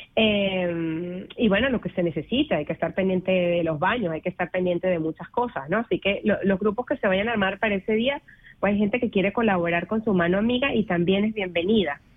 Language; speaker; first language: Spanish; native; Spanish